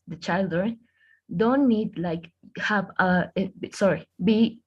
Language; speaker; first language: English; non-native, learner; Spanish